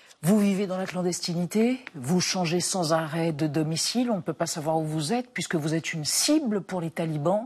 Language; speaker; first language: French; native; French